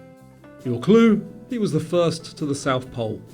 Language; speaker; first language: English; native; English